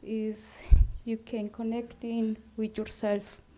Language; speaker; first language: English; non-native, learner; Spanish